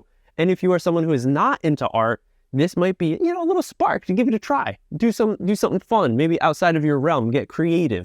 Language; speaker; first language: English; native; English